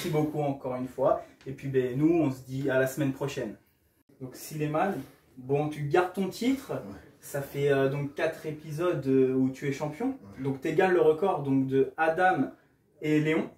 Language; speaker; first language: French; native; French